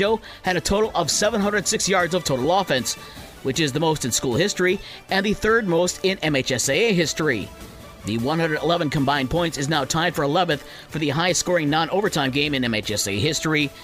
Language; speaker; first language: English; native; English